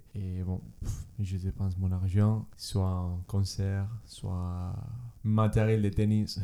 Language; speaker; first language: French; non-native, fluent; Spanish